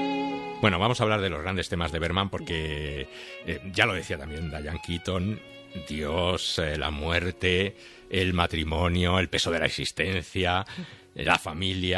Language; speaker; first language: Spanish; native; Spanish